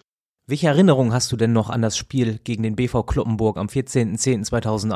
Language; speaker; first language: German; native; German